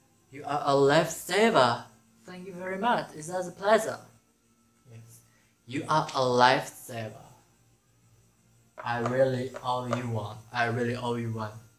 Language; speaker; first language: English; non-native, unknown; Indonesian